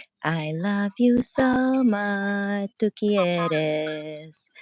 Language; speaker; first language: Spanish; non-native, learner; English